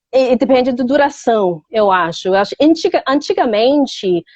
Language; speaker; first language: Portuguese; non-native, fluent; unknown